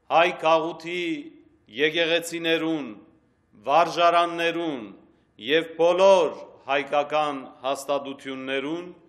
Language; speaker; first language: Armenian; early bilingual, heritage; Armenian